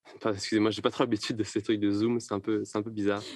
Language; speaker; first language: French; native; French